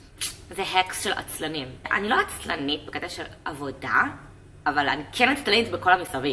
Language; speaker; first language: Hebrew; native; Hebrew